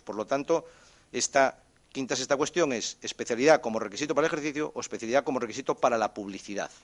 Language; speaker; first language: Spanish; native; Spanish